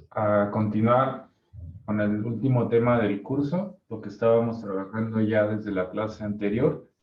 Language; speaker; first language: Spanish; native; Spanish